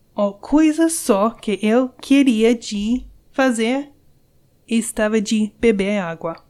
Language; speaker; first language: Portuguese; non-native, learner; English